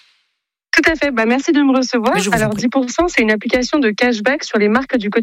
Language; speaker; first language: French; native; French